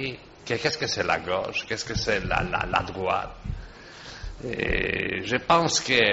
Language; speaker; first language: French; non-native, fluent; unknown